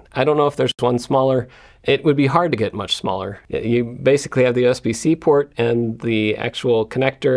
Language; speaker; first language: English; native; English